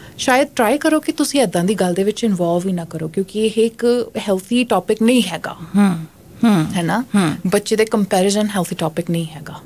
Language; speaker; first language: Punjabi; native; Punjabi